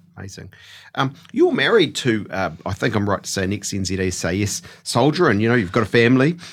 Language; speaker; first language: English; native; English